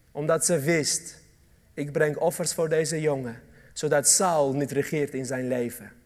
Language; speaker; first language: Dutch; early bilingual, other home language; Armenian